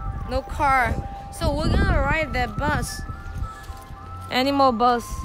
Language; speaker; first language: English; non-native, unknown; Korean